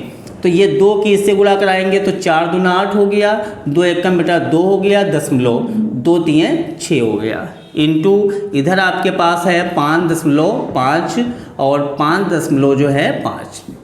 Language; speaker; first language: Hindi; native; Hindi